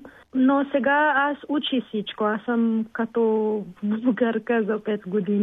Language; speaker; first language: Bulgarian; non-native, learner; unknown